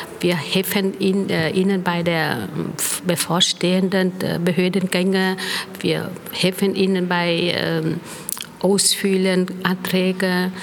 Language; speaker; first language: German; non-native, fluent; Vietnamese